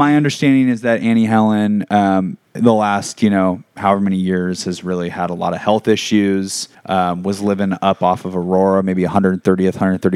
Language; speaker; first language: English; native; English